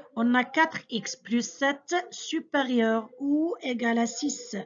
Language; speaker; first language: French; non-native, local second language; Arabic